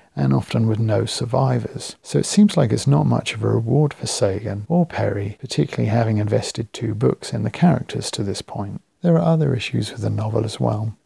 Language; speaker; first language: English; native; English